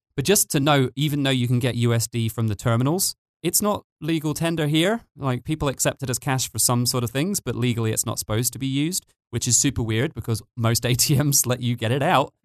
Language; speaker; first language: English; native; English